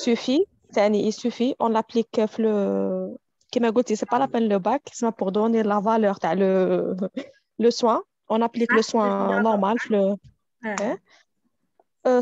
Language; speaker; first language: French; non-native, local second language; Arabic